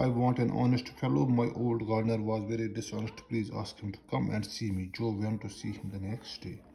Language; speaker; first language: English; non-native, local second language; Urdu